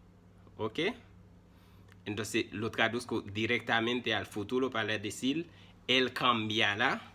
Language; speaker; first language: Spanish; non-native, fluent; Haitian Creole